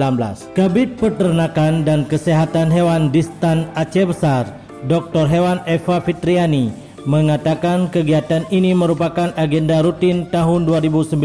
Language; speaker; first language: Indonesian; native; Indonesian